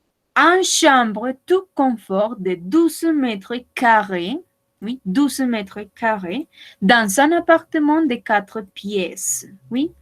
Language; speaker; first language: French; non-native, fluent; Spanish